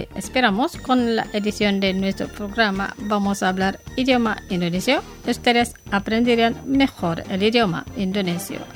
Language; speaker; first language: Spanish; non-native, fluent; Indonesian